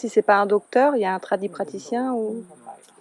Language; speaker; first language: French; native; French